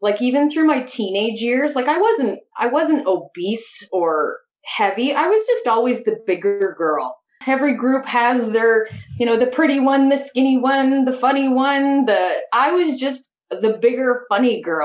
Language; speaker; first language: English; native; English